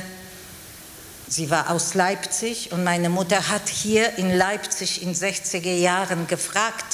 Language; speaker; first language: German; non-native, fluent; Polish